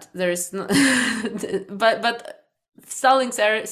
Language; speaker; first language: English; non-native, fluent; Ukrainian